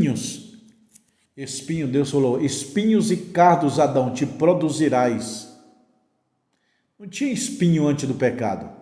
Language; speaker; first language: Portuguese; native; Portuguese